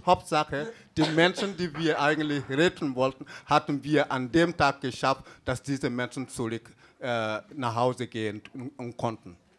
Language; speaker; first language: German; non-native, fluent; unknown